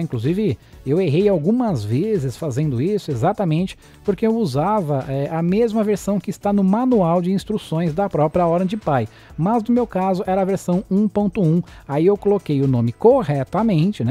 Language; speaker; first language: Portuguese; native; Portuguese